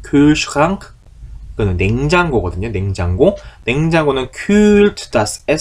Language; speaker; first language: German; non-native, fluent; Korean